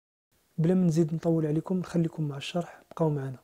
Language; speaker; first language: Arabic; native; Arabic